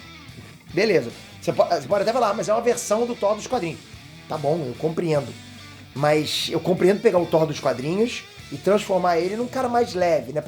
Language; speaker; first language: Portuguese; native; Portuguese